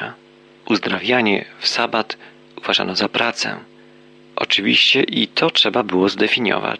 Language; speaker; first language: Polish; native; Polish